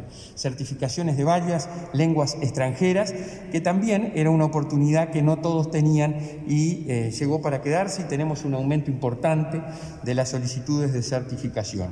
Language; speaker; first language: Spanish; native; Spanish